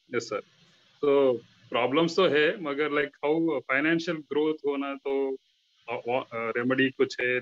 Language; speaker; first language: Hindi; non-native, local second language; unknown